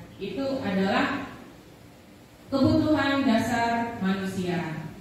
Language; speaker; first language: Indonesian; native; Indonesian